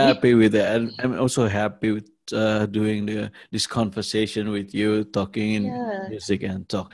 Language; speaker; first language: English; non-native, learner; Indonesian